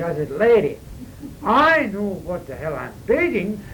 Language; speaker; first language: English; early bilingual, other home language; German